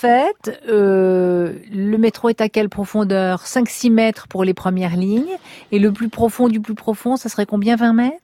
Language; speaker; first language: French; native; French